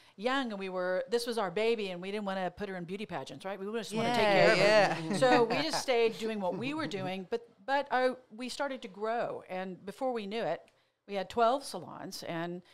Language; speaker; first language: English; native; English